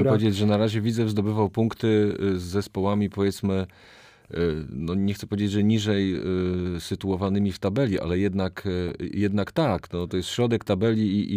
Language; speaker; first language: Polish; native; Polish